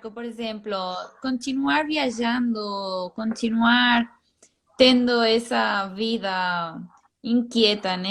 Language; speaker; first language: Portuguese; non-native, fluent; Spanish